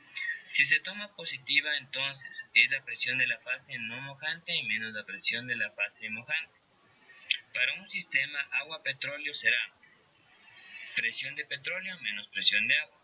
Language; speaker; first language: Spanish; native; Spanish